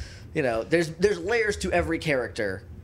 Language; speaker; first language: English; native; English